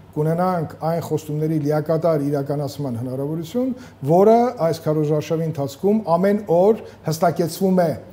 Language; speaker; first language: Armenian; native; Armenian